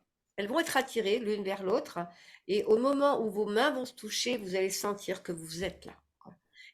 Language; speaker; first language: French; native; French